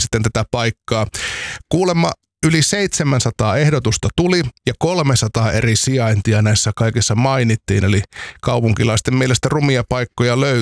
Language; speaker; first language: Finnish; native; Finnish